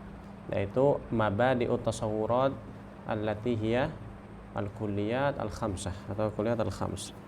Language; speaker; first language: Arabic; non-native, fluent; Indonesian